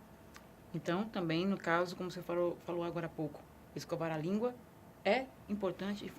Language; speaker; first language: Portuguese; native; Portuguese